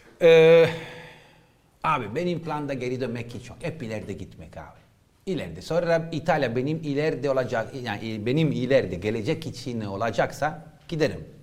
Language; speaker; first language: Turkish; non-native, learner; Italian